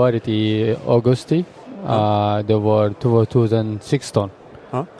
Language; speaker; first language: Swedish; non-native, learner; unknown